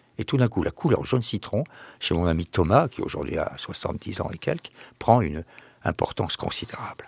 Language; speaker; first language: French; native; French